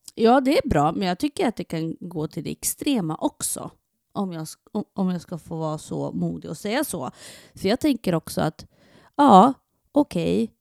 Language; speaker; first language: Swedish; native; Swedish